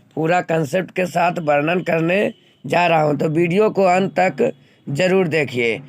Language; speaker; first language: Hindi; native; Hindi